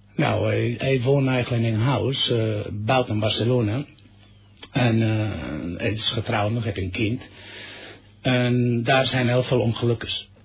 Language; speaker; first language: Dutch; non-native, fluent; Catalan